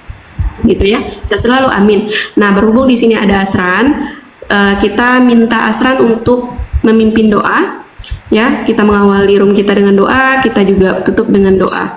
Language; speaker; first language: Indonesian; native; Indonesian